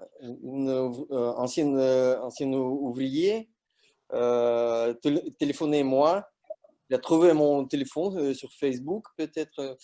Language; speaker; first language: French; non-native, learner; Russian